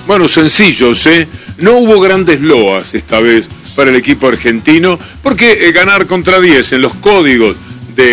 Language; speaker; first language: Spanish; native; Spanish